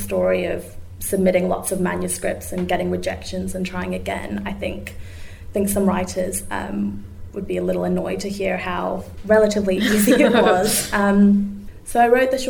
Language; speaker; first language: English; native; English